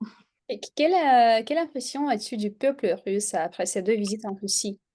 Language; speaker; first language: French; non-native, fluent; Russian